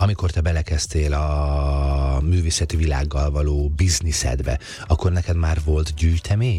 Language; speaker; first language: Hungarian; native; Hungarian